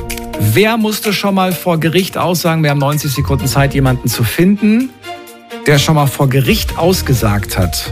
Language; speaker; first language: German; native; German